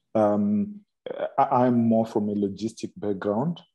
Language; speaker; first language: English; non-native, local second language; Shona